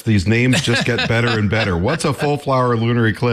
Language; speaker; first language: English; native; English